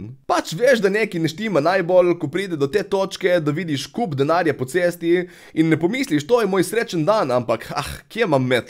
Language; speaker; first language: Slovenian; native; Slovenian